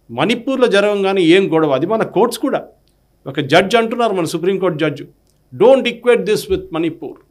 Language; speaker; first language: Telugu; non-native, local second language; Malayalam